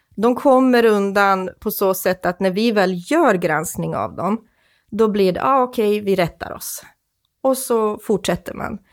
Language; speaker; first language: Swedish; non-native, fluent; Croatian